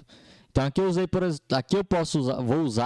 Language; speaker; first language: Portuguese; native; Portuguese